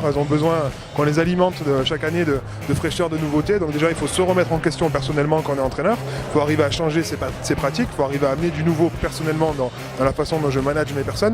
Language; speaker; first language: French; native; French